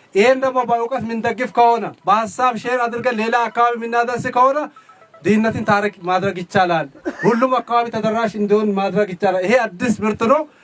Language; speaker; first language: Amharic; non-native, local second language; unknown